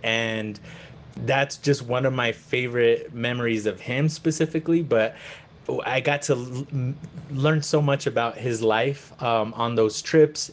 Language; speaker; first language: English; early bilingual, other home language; Spanish